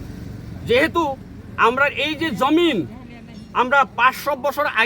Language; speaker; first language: Bangla; non-native, local second language; Kok Borok